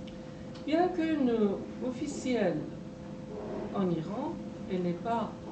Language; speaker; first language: French; non-native, fluent; Persian